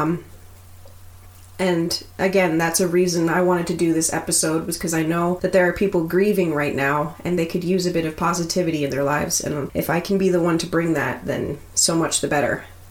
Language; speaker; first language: English; native; English